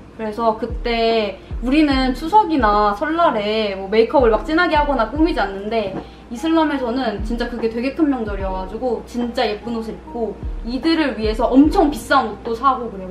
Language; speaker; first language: Korean; native; Korean